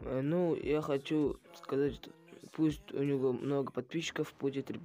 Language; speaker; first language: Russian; non-native, local second language; Kazakh